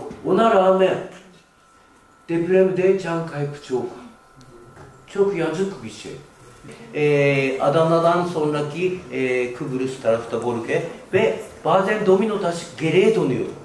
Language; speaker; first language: Turkish; non-native, fluent; Japanese